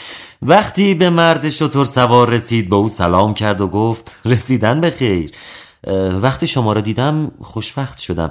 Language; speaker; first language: Persian; native; Persian